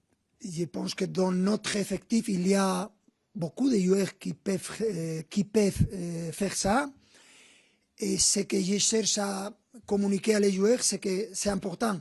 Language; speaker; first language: French; non-native, fluent; Spanish